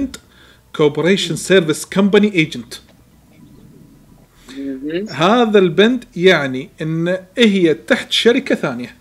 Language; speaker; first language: Arabic; native; Arabic